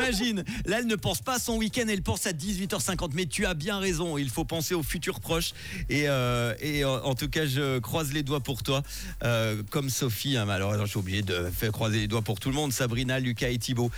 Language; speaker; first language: French; native; French